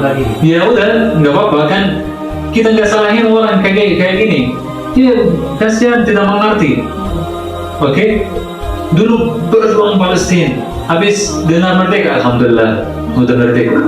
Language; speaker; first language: Indonesian; non-native, fluent; Arabic